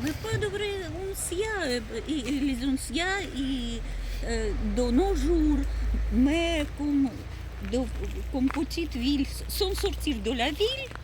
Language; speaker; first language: French; non-native, learner; Russian